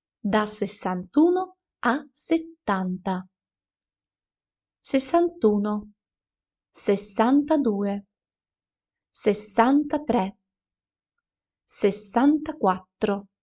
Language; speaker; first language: Italian; non-native, fluent; Ukrainian